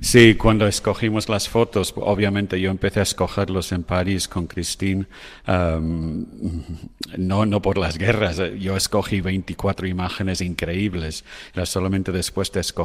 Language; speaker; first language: Spanish; non-native, fluent; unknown